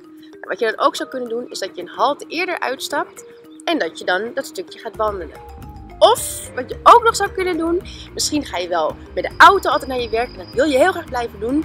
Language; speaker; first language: Dutch; native; Dutch